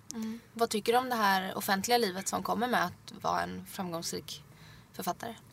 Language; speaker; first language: Swedish; native; Swedish